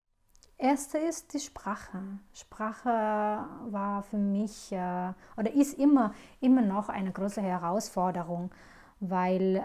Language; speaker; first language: German; non-native, fluent; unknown